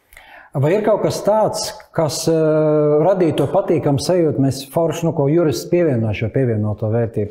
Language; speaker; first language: Latvian; native; Latvian